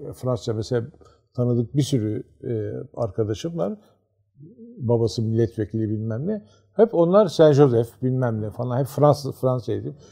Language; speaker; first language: Turkish; native; Turkish